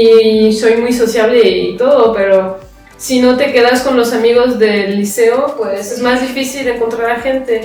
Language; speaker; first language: Spanish; non-native, fluent; French